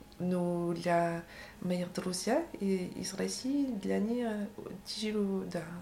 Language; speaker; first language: Russian; non-native, fluent; French